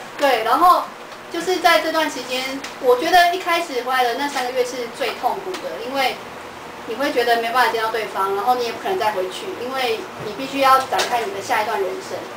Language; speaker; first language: Chinese; native; Chinese